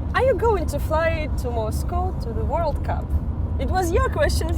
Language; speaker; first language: English; non-native, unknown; Russian